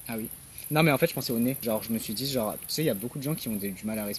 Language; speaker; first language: French; native; French